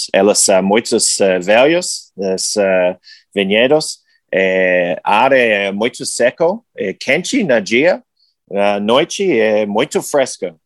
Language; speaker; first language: Portuguese; non-native, learner; English